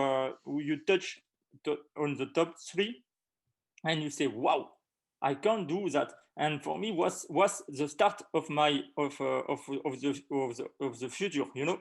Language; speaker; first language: English; non-native, learner; French